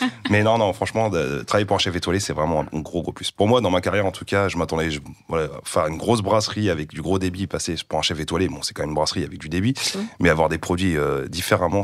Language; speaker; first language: French; native; French